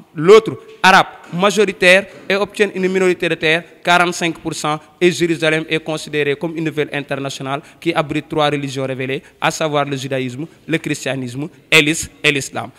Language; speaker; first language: French; non-native, local second language; Wolof